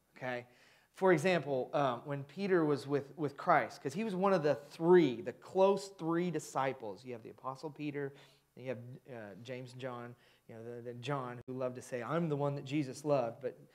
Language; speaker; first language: English; native; English